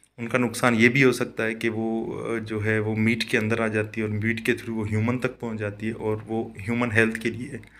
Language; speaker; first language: Urdu; non-native, local second language; Sindhi